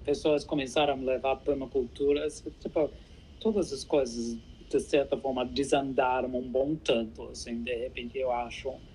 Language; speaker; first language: Portuguese; non-native, fluent; English